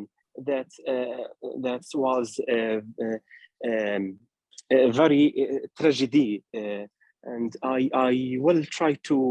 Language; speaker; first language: English; non-native, learner; Arabic